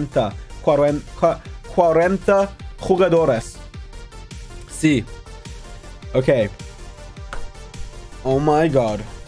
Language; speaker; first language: Spanish; non-native, learner; English